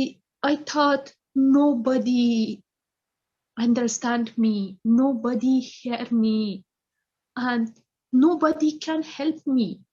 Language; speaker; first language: English; non-native, learner; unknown